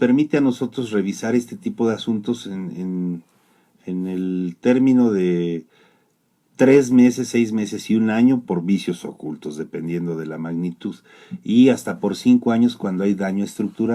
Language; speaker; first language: Spanish; native; Spanish